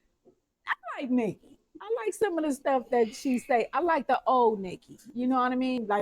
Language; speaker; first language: English; native; English